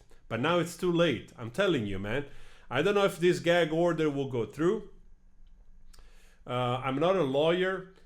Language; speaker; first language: English; non-native, fluent; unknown